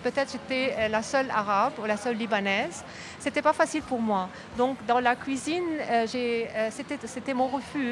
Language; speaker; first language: French; non-native, local second language; Arabic